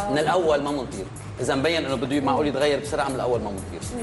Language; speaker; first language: Arabic; native; Arabic